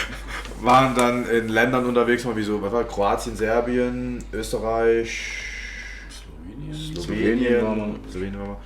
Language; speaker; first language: German; native; German